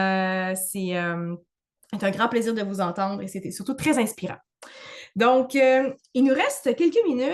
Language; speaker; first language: French; native; French